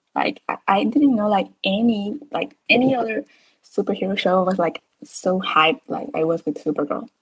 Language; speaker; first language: English; non-native, fluent; Spanish